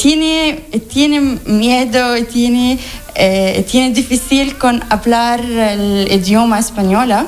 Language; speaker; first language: Spanish; non-native, learner; Arabic